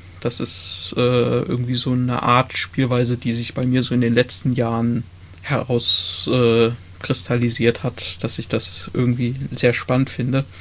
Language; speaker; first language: German; native; German